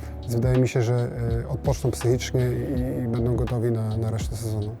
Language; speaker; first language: Polish; native; Polish